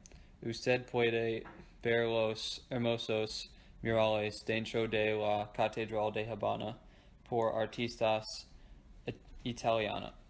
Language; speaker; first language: Spanish; non-native, learner; English